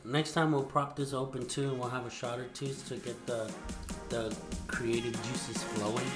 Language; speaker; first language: English; early bilingual, other home language; Spanish